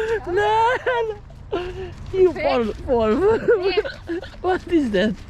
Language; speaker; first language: English; non-native, learner; Javanese